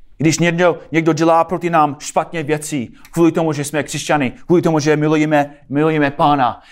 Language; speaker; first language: Czech; non-native, fluent; English